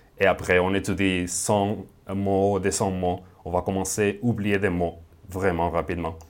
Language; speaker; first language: French; non-native, fluent; Spanish